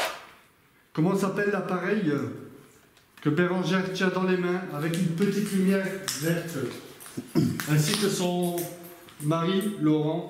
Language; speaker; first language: French; native; French